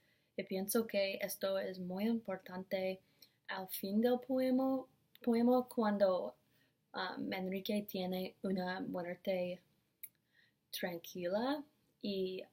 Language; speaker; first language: Spanish; non-native, learner; English